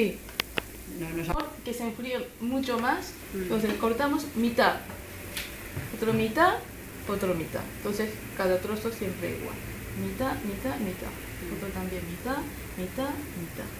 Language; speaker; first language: Spanish; non-native, learner; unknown